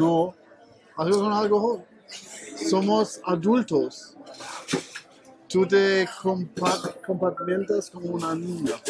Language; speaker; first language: Spanish; non-native, learner; German